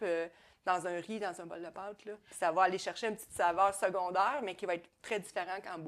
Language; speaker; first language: French; native; French